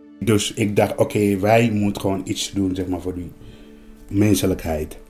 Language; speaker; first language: Dutch; non-native, learner; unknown